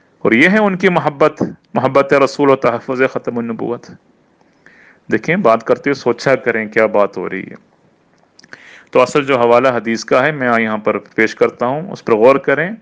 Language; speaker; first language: Urdu; non-native, fluent; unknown